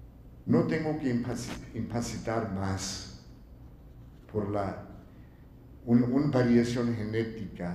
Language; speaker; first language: Spanish; non-native, fluent; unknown